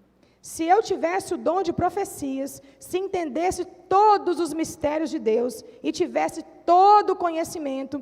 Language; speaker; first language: Portuguese; native; Portuguese